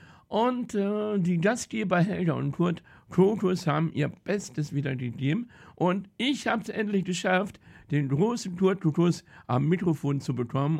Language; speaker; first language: German; native; German